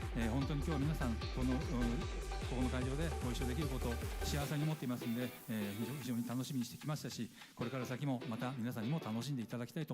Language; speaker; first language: Japanese; native; Japanese